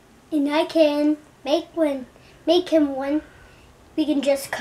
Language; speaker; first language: English; native; English